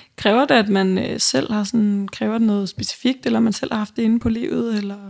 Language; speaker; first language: Danish; native; Danish